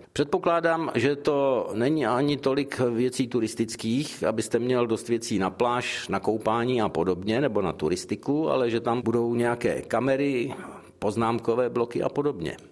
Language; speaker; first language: Czech; native; Czech